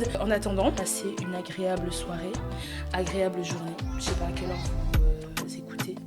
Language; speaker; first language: French; native; French